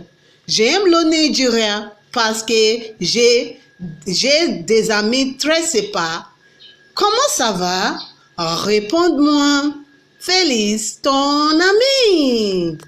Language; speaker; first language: French; non-native, learner; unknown